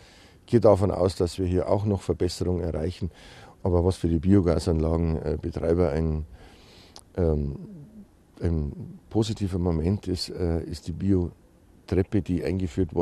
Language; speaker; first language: German; native; German